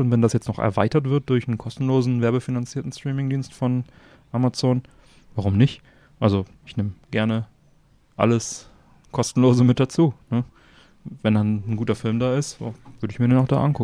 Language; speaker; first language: German; native; German